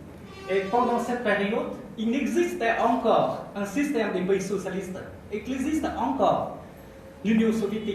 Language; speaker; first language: French; non-native, fluent; Vietnamese